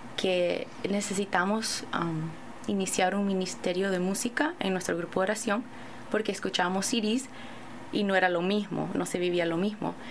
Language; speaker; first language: Spanish; early bilingual, other home language; English